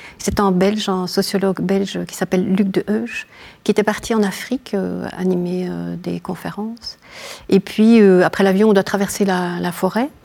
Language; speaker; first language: French; native; French